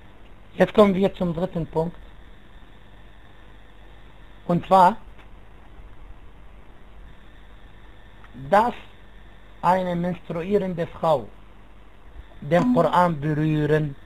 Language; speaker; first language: German; non-native, fluent; Arabic